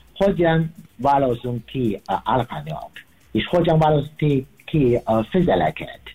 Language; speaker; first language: Hungarian; non-native, learner; Chinese